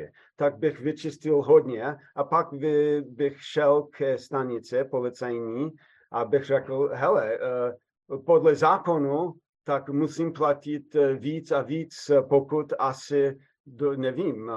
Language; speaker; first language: Czech; non-native, fluent; English